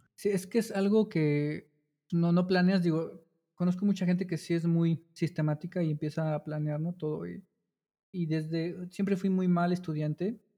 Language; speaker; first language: Spanish; native; Spanish